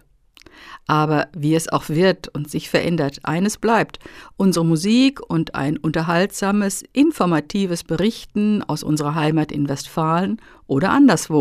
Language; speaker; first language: German; native; German